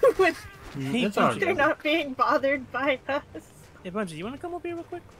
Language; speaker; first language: English; native; English